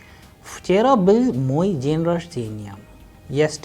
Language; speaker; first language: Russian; non-native, fluent; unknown